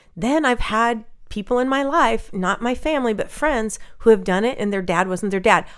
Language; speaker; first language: English; early bilingual, other home language; Norwegian